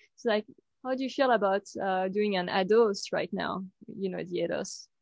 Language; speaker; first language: English; non-native, fluent; French